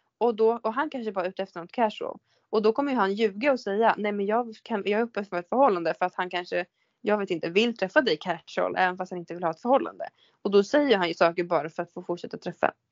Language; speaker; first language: Swedish; native; Swedish